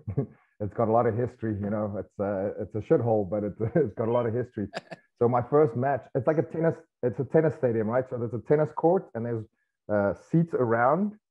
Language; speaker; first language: English; native; English